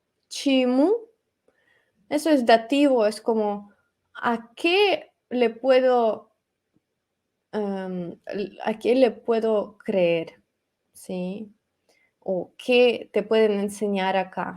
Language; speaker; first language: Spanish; non-native, fluent; Russian